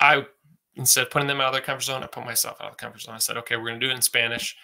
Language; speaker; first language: English; native; English